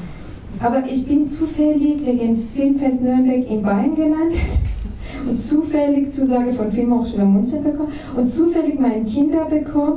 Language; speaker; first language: German; non-native, fluent; Persian